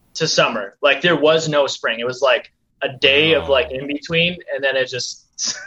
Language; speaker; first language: English; native; English